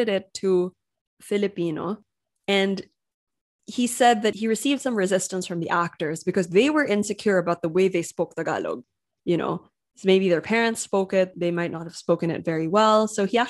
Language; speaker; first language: English; non-native, local second language; Filipino